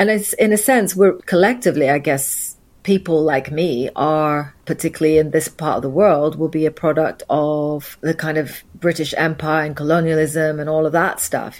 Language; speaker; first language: English; native; English